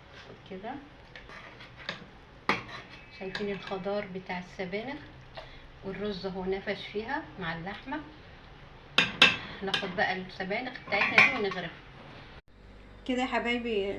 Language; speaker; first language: Arabic; native; Arabic